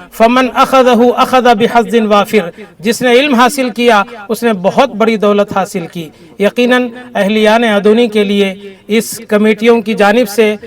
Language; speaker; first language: Urdu; native; Urdu